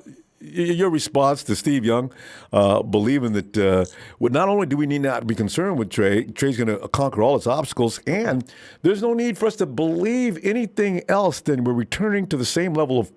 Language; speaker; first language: English; native; English